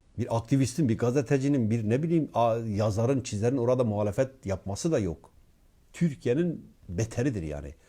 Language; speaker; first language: Turkish; non-native, local second language; Kurdish